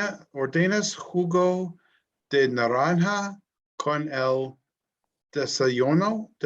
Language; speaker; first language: Spanish; non-native, learner; English